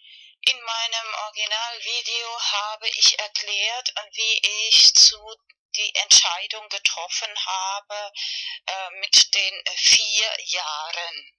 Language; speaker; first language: German; non-native, fluent; Spanish